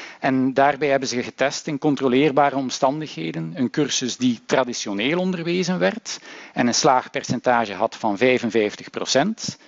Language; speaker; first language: Dutch; native; Dutch